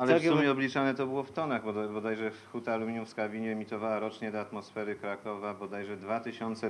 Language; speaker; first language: Polish; native; Polish